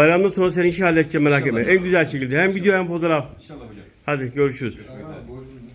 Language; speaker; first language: Turkish; native; Turkish